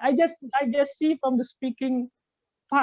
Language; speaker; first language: English; non-native, fluent; Indonesian